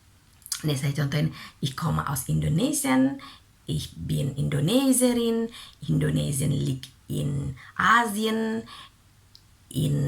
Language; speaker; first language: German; non-native, fluent; Indonesian